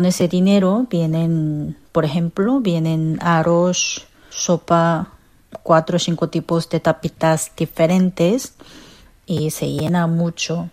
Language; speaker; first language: Spanish; non-native, fluent; Korean